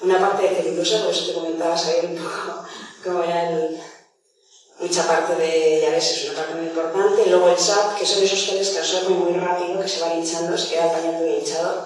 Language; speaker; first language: Spanish; native; Spanish